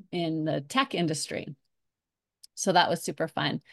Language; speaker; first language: English; native; English